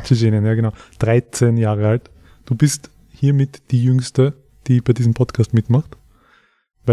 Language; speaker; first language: German; native; German